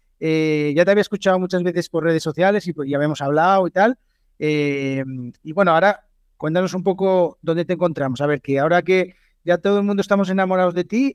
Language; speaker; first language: Spanish; native; Spanish